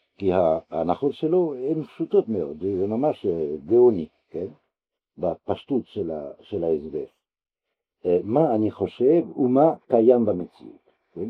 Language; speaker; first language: Hebrew; non-native, fluent; French